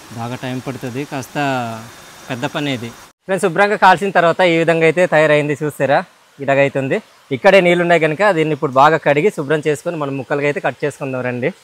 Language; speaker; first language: Telugu; non-native, local second language; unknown